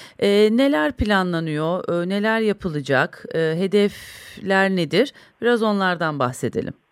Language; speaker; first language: Turkish; native; Turkish